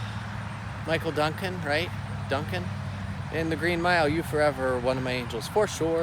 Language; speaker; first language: English; native; English